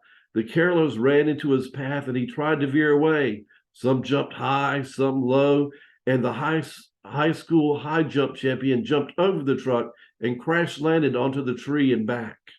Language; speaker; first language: English; native; English